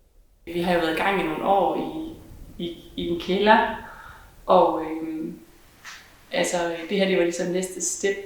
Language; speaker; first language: Danish; native; Danish